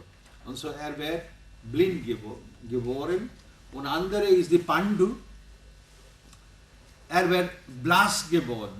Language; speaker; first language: German; non-native, learner; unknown